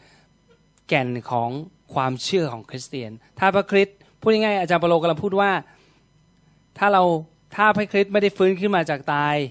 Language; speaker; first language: Thai; native; Thai